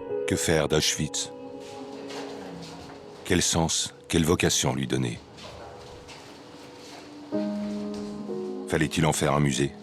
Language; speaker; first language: French; native; French